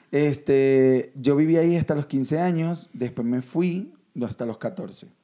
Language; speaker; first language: Spanish; native; Spanish